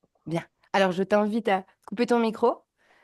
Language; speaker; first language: French; native; French